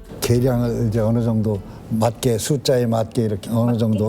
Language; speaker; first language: Korean; native; Korean